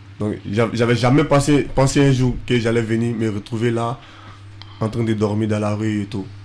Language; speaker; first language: French; non-native, local second language; Fula